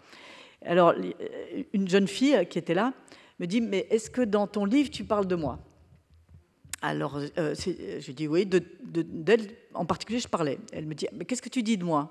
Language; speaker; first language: French; native; French